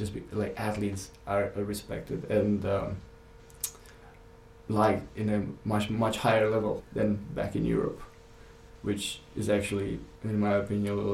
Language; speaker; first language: English; non-native, fluent; Romanian